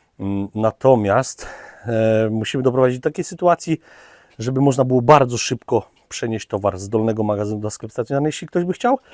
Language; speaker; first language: Polish; native; Polish